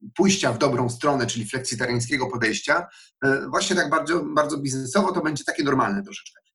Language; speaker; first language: Polish; native; Polish